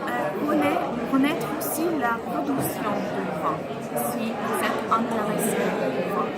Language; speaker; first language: French; non-native, fluent; Italian